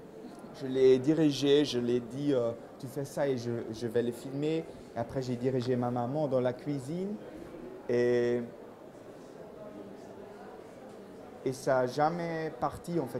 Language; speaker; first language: French; non-native, local second language; Dutch